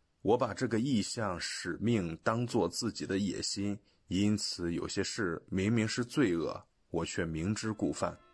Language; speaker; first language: Chinese; non-native, fluent; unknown